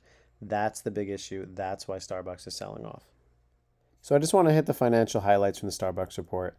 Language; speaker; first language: English; native; English